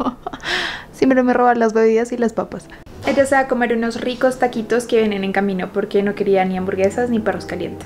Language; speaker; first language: Spanish; native; Spanish